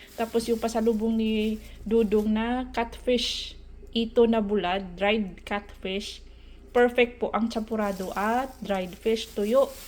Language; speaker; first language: Filipino; non-native, local second language; Cebuano